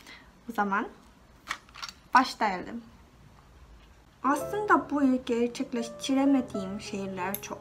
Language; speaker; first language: Turkish; non-native, fluent; Korean